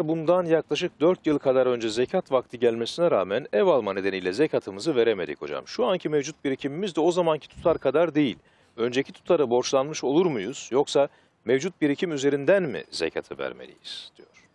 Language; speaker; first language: Turkish; native; Turkish